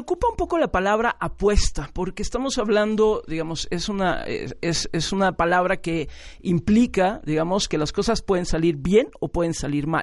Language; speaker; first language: Spanish; native; Spanish